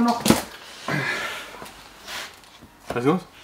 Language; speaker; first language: German; native; German